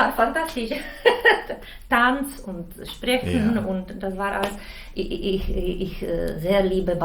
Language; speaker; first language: German; non-native, learner; Czech